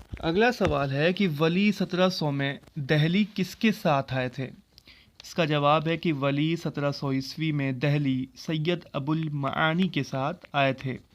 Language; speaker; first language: Urdu; native; Urdu